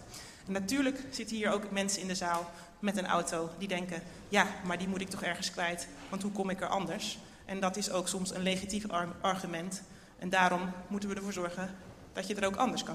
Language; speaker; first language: Dutch; native; Dutch